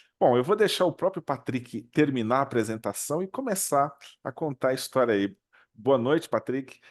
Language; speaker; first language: Portuguese; native; Portuguese